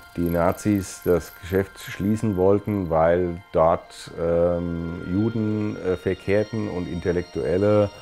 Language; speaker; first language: German; native; German